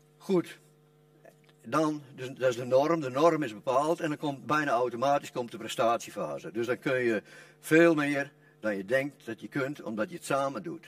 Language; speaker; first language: Dutch; non-native, local second language; Western Frisian